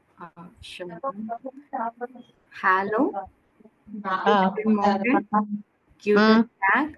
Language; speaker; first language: German; non-native, learner; Tamil